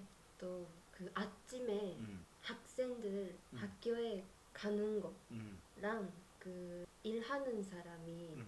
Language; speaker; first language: Korean; non-native, learner; Japanese